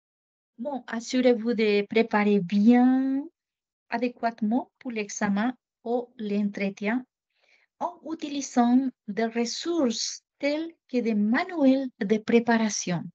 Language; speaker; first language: French; non-native, fluent; Japanese